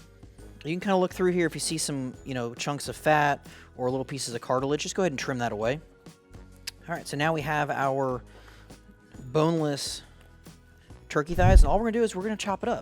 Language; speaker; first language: English; native; English